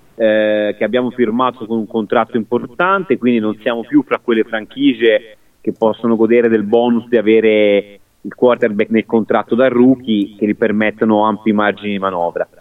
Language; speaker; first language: Italian; native; Italian